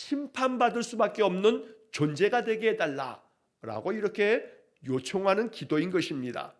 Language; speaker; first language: Korean; native; Korean